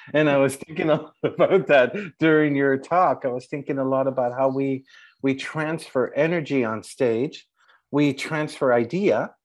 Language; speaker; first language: English; native; English